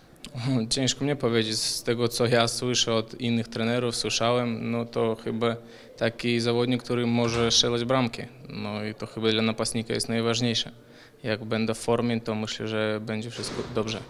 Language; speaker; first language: Polish; non-native, fluent; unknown